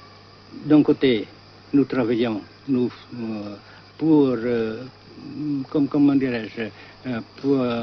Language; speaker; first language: French; non-native, local second language; Vietnamese